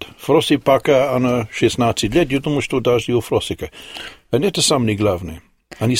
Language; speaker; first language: Russian; non-native, learner; English